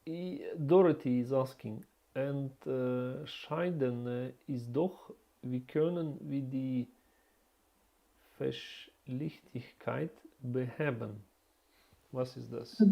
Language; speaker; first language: German; non-native, learner; Russian